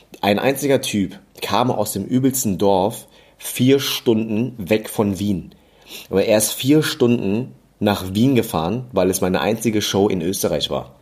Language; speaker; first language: German; early bilingual, other home language; English